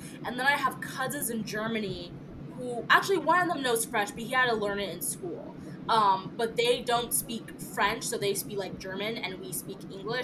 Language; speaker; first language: English; early bilingual, other home language; French